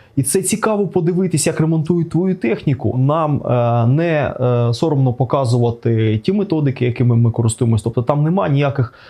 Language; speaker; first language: Ukrainian; native; Ukrainian